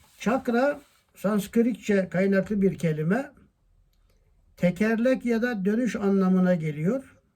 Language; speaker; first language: Turkish; native; Turkish